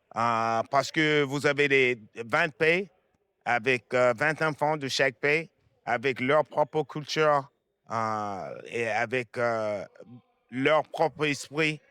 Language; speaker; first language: French; non-native, fluent; English